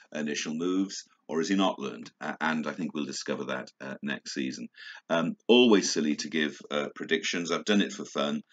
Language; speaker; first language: English; native; English